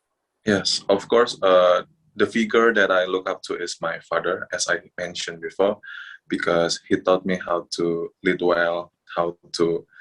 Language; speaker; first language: English; non-native, fluent; Indonesian